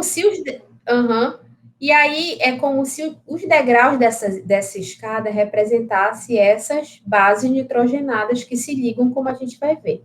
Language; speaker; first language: Portuguese; native; Portuguese